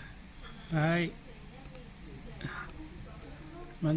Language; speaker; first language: Japanese; non-native, fluent; Indonesian